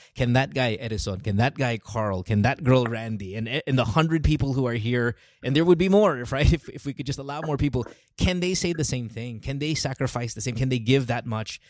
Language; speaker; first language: English; non-native, local second language; Filipino